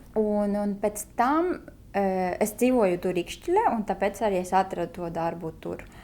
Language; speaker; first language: Latvian; non-native, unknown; Spanish